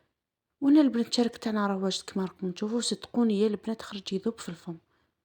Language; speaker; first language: Arabic; native; Arabic